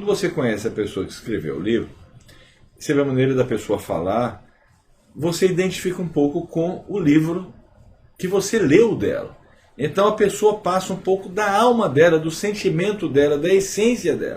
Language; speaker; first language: Portuguese; native; Portuguese